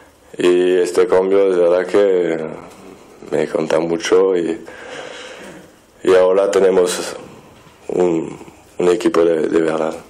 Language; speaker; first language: Spanish; non-native, fluent; French